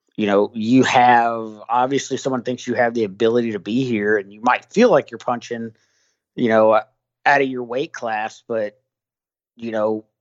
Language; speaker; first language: English; native; English